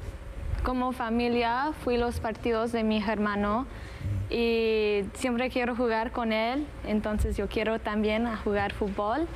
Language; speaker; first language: Spanish; early bilingual, heritage; English